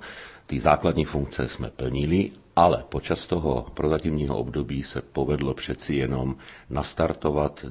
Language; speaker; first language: Czech; native; Czech